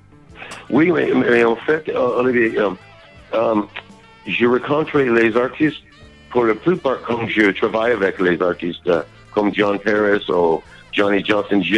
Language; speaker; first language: French; non-native, learner; English